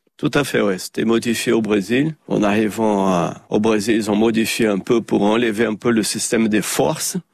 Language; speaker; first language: French; early bilingual, heritage; Portuguese